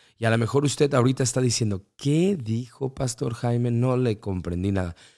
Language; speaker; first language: Spanish; early bilingual, heritage; Spanish